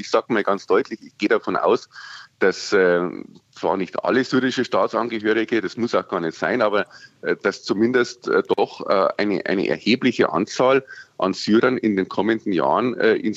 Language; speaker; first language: German; native; German